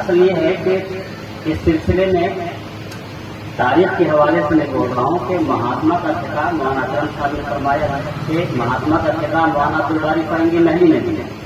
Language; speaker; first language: Urdu; native; Urdu